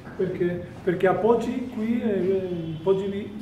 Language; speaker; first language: Italian; non-native, fluent; Spanish